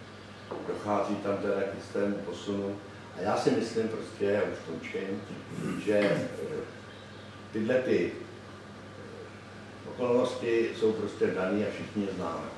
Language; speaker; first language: Czech; native; Czech